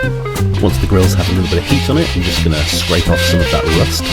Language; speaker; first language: English; native; English